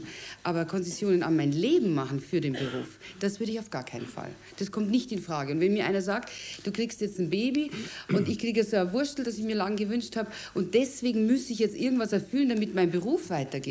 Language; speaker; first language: German; native; German